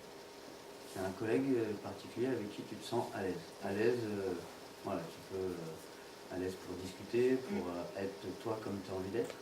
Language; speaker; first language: French; native; French